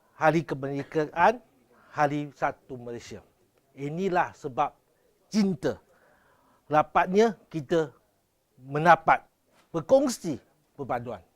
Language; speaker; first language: Malay; non-native, local second language; Chinese